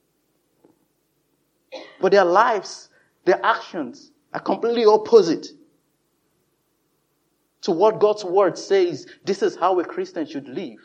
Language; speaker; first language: English; non-native, local second language; Yoruba